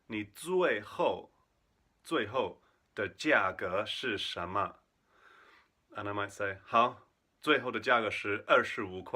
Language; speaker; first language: Chinese; non-native, fluent; English